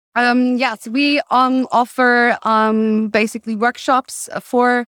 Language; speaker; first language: English; non-native, fluent; German